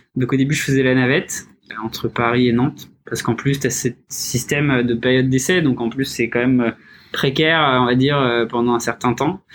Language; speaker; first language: French; native; French